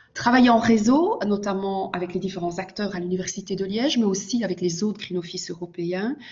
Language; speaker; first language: French; native; French